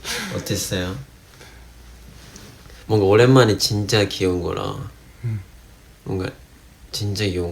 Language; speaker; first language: Korean; non-native, fluent; Japanese